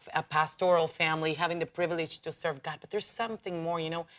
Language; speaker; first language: English; non-native, fluent; Spanish